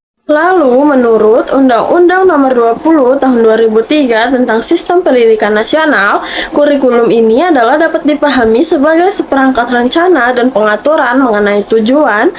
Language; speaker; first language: Indonesian; native; Indonesian